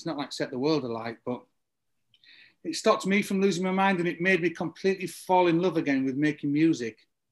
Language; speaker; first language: English; native; English